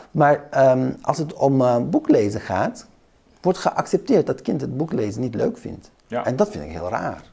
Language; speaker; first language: Dutch; early bilingual, other home language; Kurdish